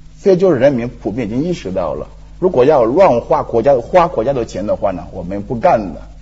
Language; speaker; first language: Chinese; non-native, fluent; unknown